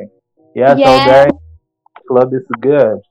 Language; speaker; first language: English; non-native, learner; Portuguese